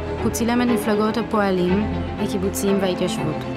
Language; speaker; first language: Hebrew; native; Hebrew